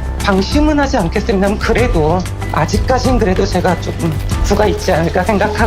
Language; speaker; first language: Korean; native; Korean